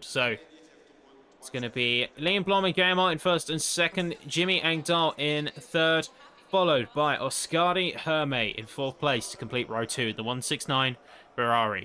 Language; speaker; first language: English; native; English